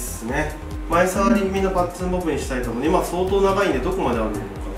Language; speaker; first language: Japanese; native; Japanese